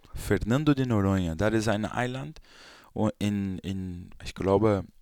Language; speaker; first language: German; non-native, learner; Portuguese